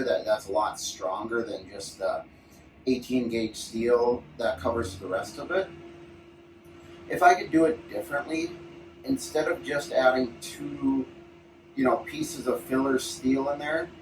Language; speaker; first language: English; native; English